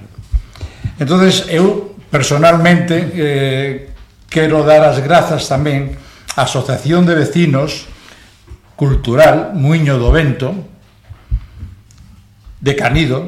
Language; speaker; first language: Galician; non-native, local second language; Spanish